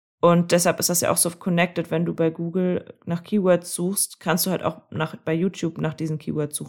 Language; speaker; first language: German; native; German